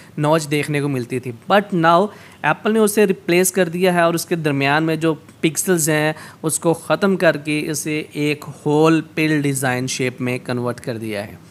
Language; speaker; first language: Urdu; native; Urdu